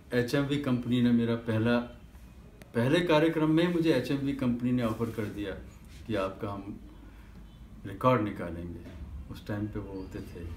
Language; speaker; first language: Hindi; native; Hindi